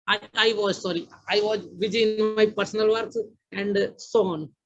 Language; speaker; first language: English; non-native, learner; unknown